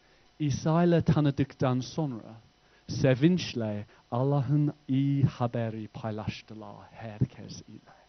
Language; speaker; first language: Turkish; non-native, fluent; English